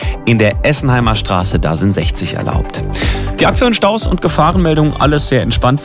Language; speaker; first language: German; native; German